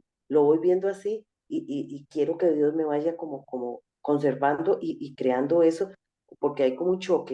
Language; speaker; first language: Spanish; native; Spanish